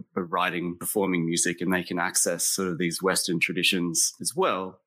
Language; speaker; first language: English; native; English